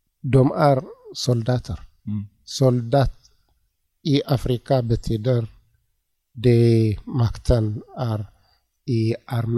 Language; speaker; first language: Swedish; non-native, learner; Tigrinya